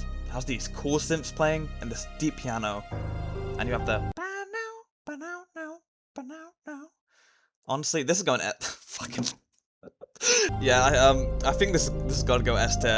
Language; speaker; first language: English; native; English